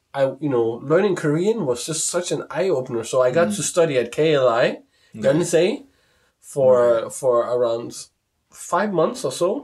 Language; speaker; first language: English; non-native, fluent; Danish